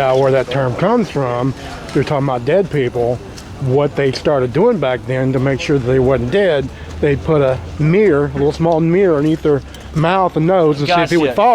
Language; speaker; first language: English; native; English